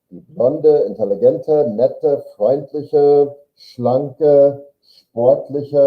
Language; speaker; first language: German; non-native, fluent; English